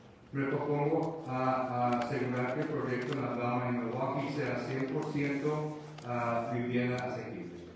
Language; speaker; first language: Spanish; early bilingual, heritage; Spanish